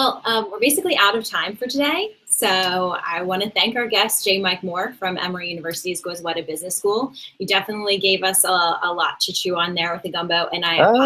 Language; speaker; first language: English; native; English